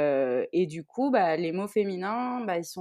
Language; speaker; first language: French; native; French